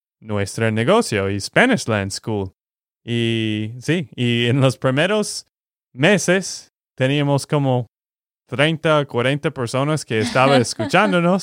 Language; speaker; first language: Spanish; non-native, fluent; English